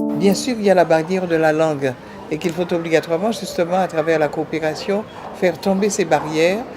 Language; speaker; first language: French; native; French